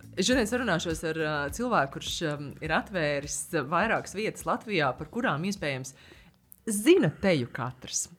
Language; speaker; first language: Latvian; native; Latvian